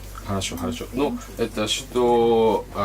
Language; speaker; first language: Russian; non-native, learner; Japanese